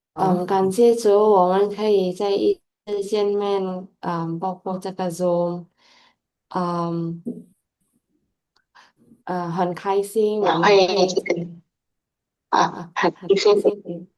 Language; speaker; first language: Chinese; non-native, learner; Indonesian